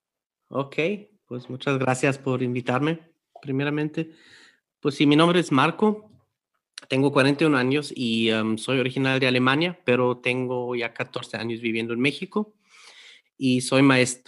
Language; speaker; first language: Spanish; non-native, fluent; German